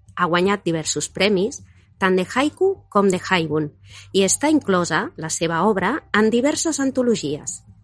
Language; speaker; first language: Catalan; native; Catalan